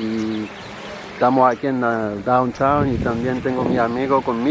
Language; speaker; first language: Spanish; non-native, learner; Haitian Creole